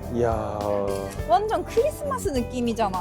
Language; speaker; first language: Korean; non-native, learner; Japanese